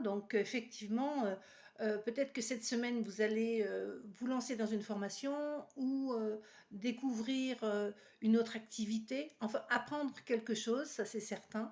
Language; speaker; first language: French; native; French